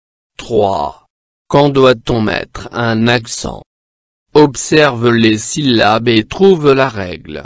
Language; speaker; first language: French; non-native, local second language; Arabic